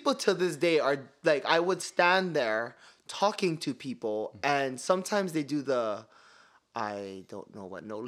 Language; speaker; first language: English; early bilingual, other home language; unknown